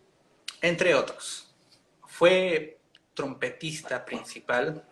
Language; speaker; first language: Spanish; native; Spanish